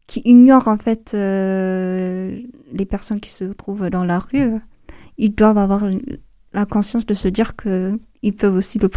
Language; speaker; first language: French; non-native, fluent; Amharic